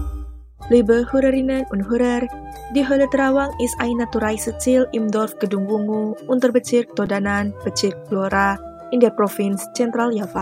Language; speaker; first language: German; non-native, fluent; Indonesian